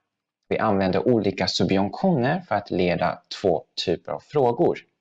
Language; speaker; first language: Swedish; non-native, fluent; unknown